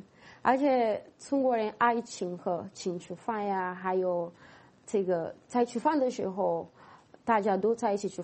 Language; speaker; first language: Chinese; non-native, fluent; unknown